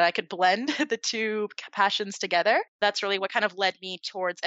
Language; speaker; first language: English; native; English